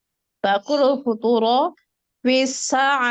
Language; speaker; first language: Arabic; non-native, learner; Indonesian